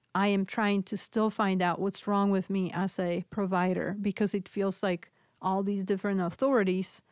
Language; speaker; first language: English; non-native, fluent; Polish